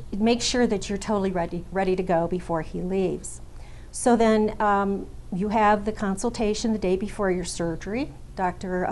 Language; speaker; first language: English; native; English